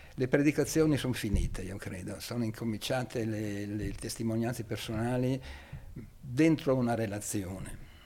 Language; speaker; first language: Italian; native; Italian